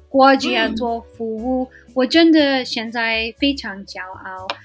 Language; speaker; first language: Chinese; non-native, fluent; English